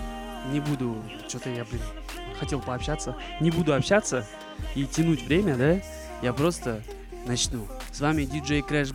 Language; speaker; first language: Russian; native; Russian